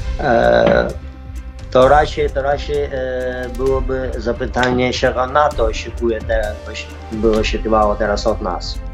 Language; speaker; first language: Polish; non-native, fluent; Ukrainian